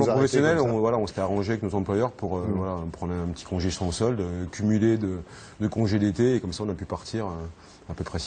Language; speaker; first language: French; native; French